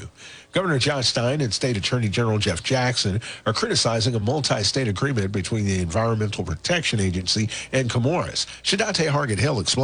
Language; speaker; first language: English; native; English